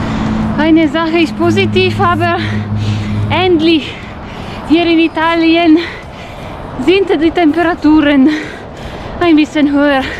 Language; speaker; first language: German; non-native, fluent; Italian